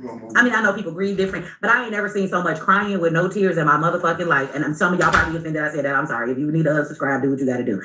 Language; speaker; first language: English; native; English